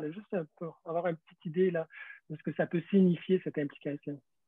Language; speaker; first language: French; native; French